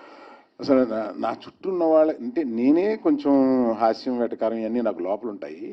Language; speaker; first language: Telugu; native; Telugu